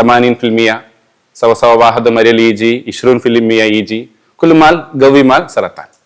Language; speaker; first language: Arabic; non-native, learner; Malayalam